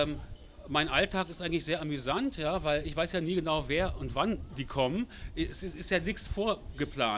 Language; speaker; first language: German; native; German